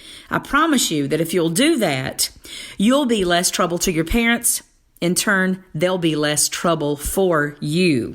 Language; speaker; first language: English; native; English